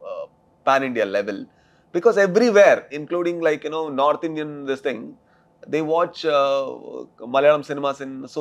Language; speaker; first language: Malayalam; non-native, learner; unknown